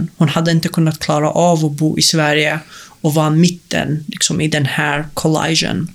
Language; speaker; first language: Swedish; non-native, fluent; Arabic